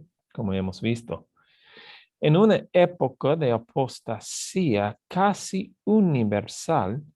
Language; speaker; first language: Spanish; non-native, fluent; English